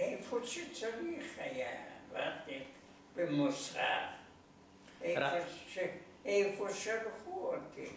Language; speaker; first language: Hebrew; non-native, learner; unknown